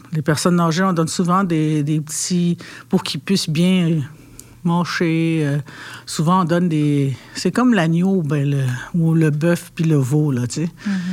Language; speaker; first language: French; non-native, local second language; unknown